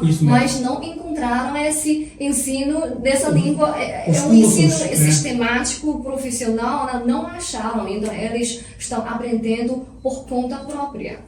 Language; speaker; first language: Portuguese; non-native, fluent; Chinese